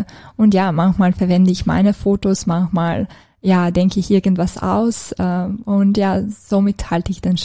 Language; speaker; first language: German; non-native, fluent; Serbian